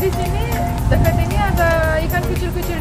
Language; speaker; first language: Indonesian; non-native, fluent; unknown